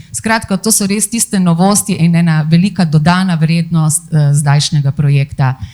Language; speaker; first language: Slovenian; native; Slovenian